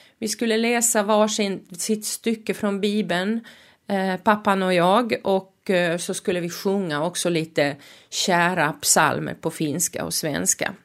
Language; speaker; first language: Swedish; non-native, local second language; Finnish